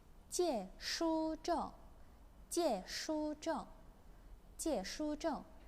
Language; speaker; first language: Chinese; non-native, fluent; Indonesian